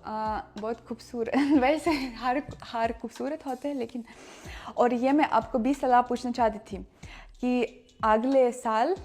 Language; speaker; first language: Hindi; non-native, fluent; Russian